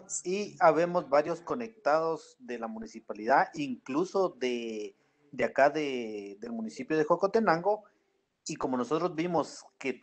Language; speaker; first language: Spanish; native; Spanish